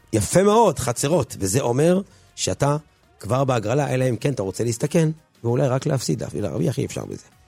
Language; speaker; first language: Hebrew; native; Hebrew